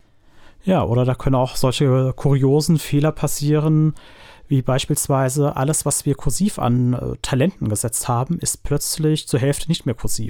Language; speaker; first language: German; native; German